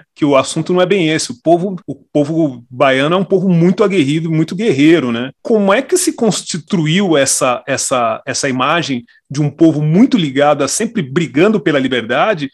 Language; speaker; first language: Portuguese; native; Portuguese